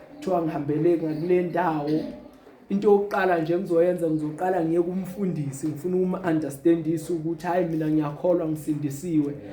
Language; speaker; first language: Zulu; native; Zulu